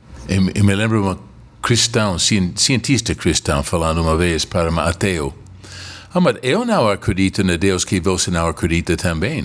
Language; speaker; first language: Portuguese; non-native, fluent; English